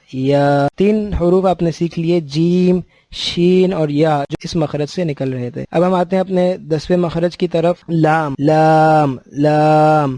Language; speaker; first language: Urdu; native; Urdu